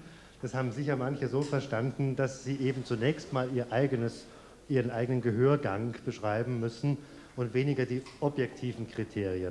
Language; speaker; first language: German; native; German